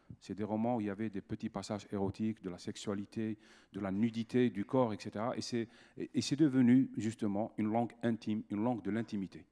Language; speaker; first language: French; non-native, local second language; Arabic